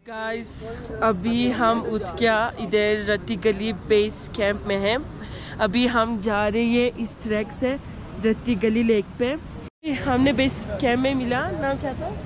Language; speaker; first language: Urdu; non-native, learner; Turkish